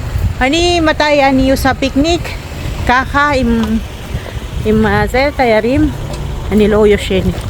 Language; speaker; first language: Hebrew; non-native, learner; Filipino